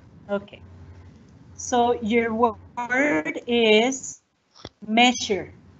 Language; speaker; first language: English; non-native, fluent; Spanish